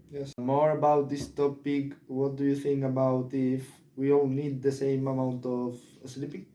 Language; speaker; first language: English; non-native, learner; Spanish